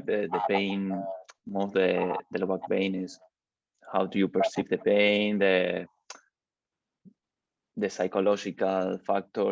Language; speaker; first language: English; non-native, learner; Spanish